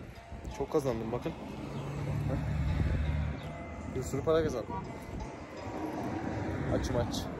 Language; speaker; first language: Turkish; native; Turkish